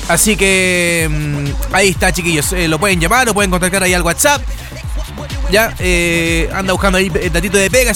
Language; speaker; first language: Spanish; native; Spanish